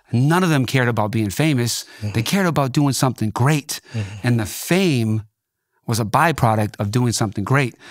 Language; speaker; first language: English; native; English